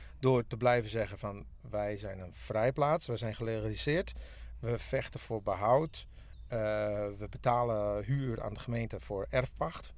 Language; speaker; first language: Dutch; non-native, local second language; Western Frisian